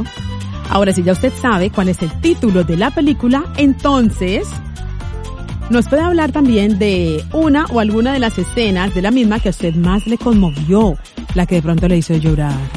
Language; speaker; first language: Spanish; native; Spanish